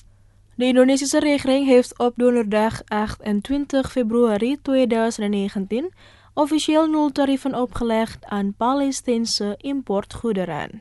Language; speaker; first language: Dutch; non-native, fluent; Indonesian